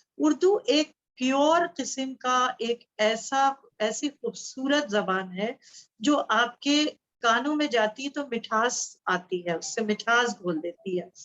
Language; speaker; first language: Urdu; native; Urdu